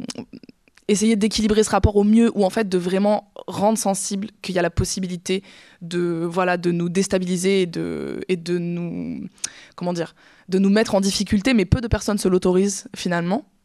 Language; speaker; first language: French; native; French